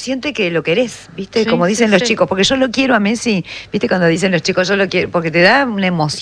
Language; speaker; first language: Spanish; native; Spanish